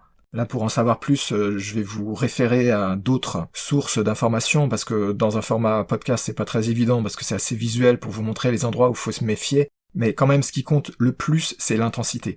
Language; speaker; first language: French; native; French